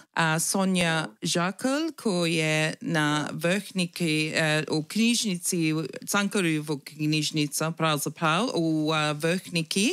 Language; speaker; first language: Slovenian; early bilingual, heritage; Slovenian